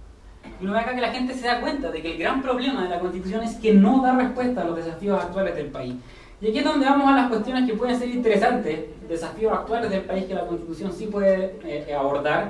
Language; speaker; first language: Spanish; native; Spanish